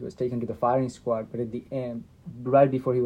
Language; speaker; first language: English; non-native, local second language; Nepali